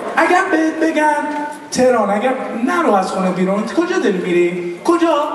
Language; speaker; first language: Persian; early bilingual, heritage; Persian